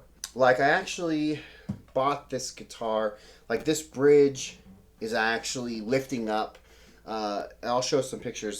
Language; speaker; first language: English; native; English